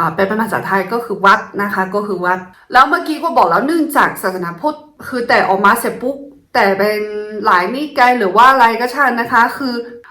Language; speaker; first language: Thai; non-native, fluent; Chinese